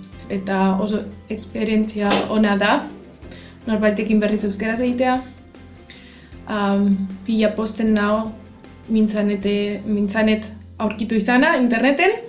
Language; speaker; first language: Basque; non-native, local second language; Spanish